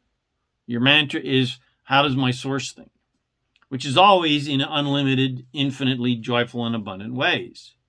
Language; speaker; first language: English; native; English